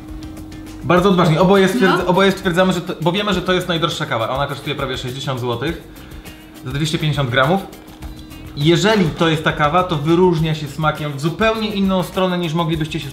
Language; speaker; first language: Polish; native; Polish